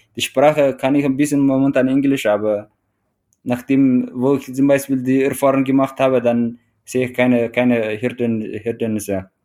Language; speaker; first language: German; non-native, fluent; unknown